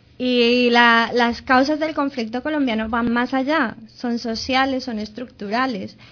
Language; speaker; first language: Spanish; native; Spanish